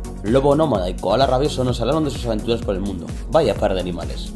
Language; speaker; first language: Spanish; native; Spanish